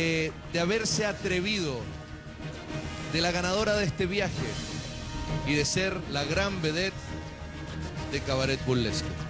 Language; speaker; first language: Spanish; native; Spanish